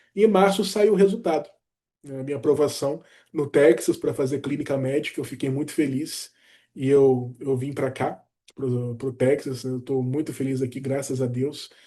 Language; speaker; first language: Portuguese; native; Portuguese